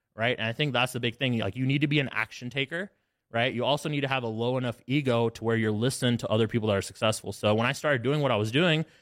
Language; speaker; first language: English; native; English